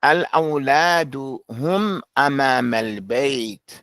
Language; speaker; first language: Arabic; non-native, fluent; English